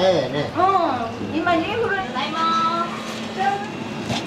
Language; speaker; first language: Japanese; native; Japanese